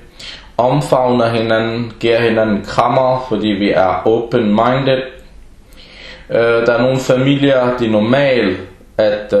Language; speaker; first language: Danish; early bilingual, other home language; Arabic